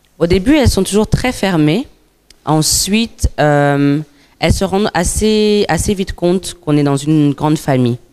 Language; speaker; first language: French; native; French